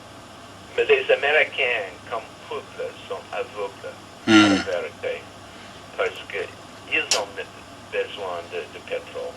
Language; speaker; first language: French; non-native, fluent; English